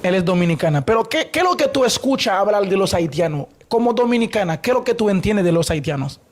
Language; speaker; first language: Spanish; non-native, learner; Haitian Creole